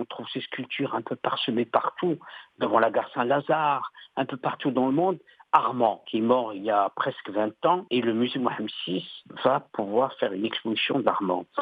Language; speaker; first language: French; non-native, local second language; Arabic